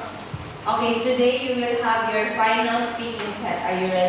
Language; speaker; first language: English; non-native, fluent; Vietnamese